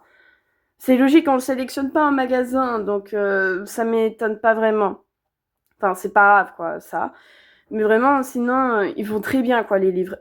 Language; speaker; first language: French; native; French